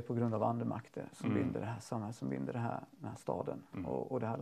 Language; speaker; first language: Swedish; native; Swedish